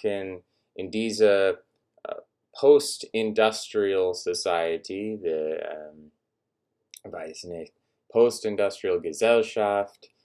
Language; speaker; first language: German; non-native, learner; English